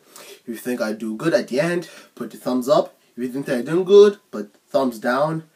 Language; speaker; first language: English; native; English